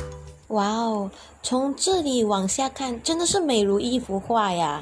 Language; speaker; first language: Chinese; native; Chinese